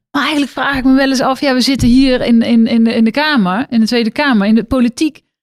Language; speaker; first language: Dutch; native; Dutch